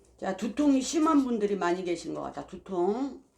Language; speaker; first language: Korean; native; Korean